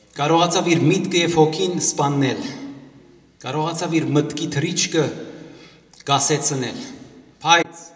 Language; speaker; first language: Armenian; early bilingual, heritage; Armenian